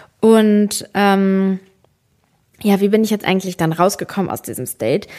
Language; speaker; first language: German; early bilingual, other home language; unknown